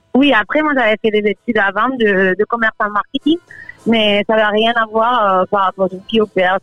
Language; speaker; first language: French; non-native, fluent; Spanish